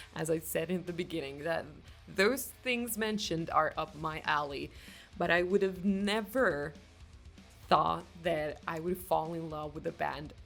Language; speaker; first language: English; non-native, fluent; Swedish